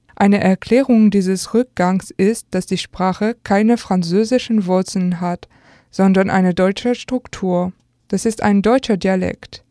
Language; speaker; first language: German; non-native, fluent; French